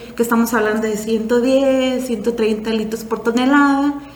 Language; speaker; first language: Spanish; native; Spanish